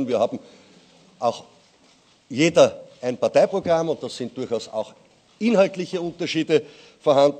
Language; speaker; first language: German; native; German